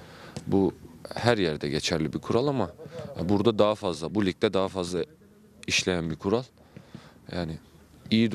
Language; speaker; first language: Turkish; native; Turkish